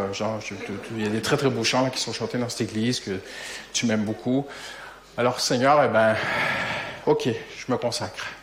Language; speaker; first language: French; native; French